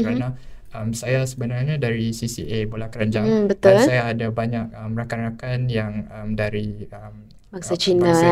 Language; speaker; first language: Malay; native; Malay